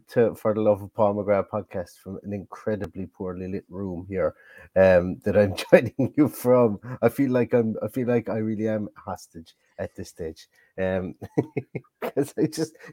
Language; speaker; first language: English; native; English